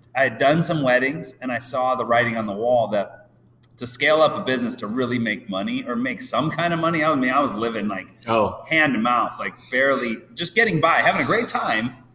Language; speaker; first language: English; native; English